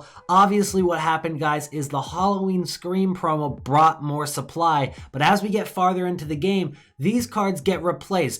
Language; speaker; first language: English; native; English